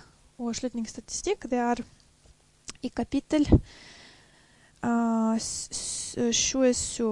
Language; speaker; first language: Norwegian; non-native, fluent; Russian